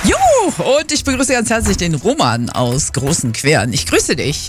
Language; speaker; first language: German; native; German